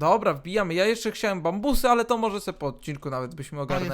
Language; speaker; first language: Polish; native; Polish